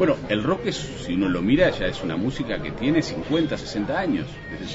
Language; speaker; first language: Spanish; native; Spanish